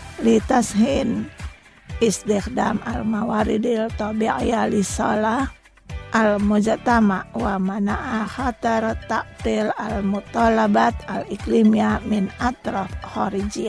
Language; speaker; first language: Arabic; non-native, fluent; Indonesian